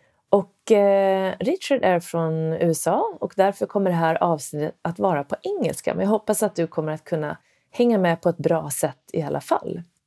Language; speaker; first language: Swedish; native; Swedish